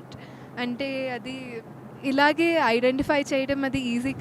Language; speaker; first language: Telugu; non-native, fluent; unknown